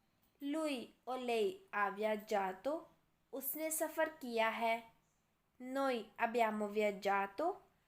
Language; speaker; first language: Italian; non-native, fluent; Urdu